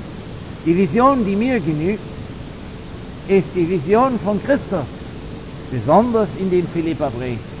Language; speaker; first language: German; non-native, fluent; English